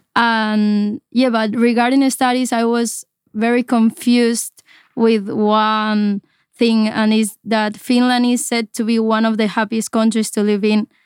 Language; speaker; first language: English; non-native, fluent; Spanish